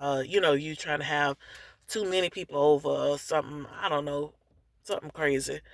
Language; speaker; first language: English; native; English